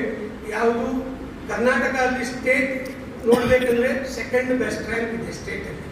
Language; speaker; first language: Kannada; non-native, learner; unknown